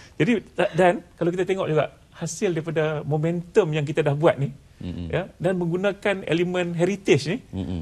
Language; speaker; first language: Malay; native; Malay